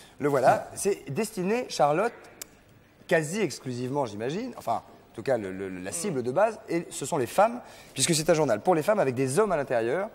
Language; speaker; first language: French; native; French